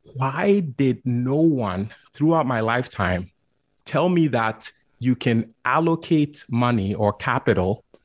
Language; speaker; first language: English; non-native, local second language; Akan